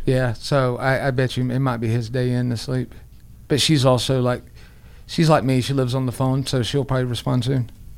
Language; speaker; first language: English; native; English